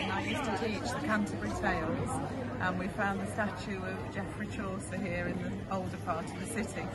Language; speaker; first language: English; native; English